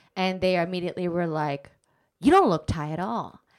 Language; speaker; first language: English; native; English